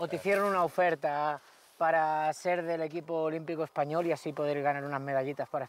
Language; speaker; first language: Spanish; native; Spanish